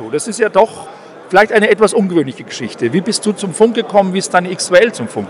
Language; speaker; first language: German; native; German